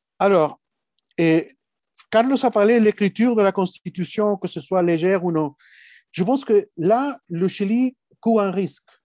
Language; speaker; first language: French; non-native, fluent; Spanish